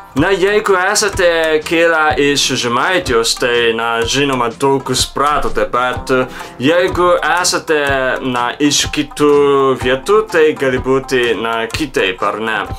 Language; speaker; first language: Lithuanian; non-native, fluent; Japanese